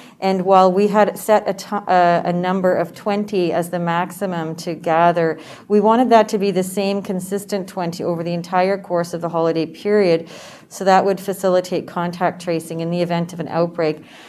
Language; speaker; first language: English; native; English